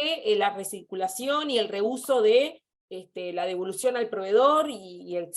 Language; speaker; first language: Spanish; native; Spanish